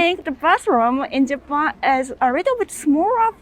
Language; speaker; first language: English; non-native, learner; Japanese